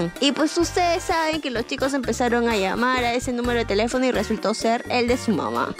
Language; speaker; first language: Spanish; native; Spanish